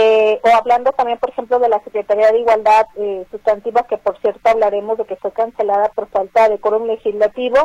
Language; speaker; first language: Spanish; native; Spanish